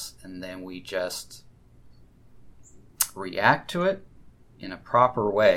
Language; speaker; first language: English; native; English